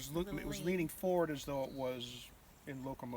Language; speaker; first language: English; native; English